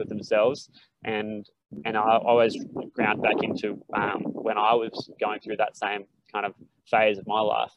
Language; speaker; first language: English; native; English